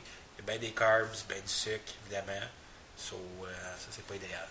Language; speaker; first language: French; native; French